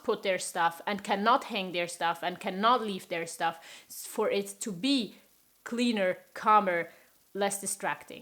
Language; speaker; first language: English; non-native, fluent; German